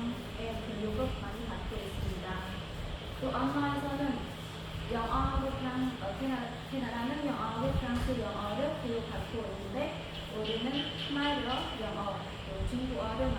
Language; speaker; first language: Korean; non-native, fluent; Khmer